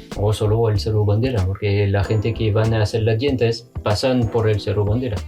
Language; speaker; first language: Spanish; non-native, fluent; French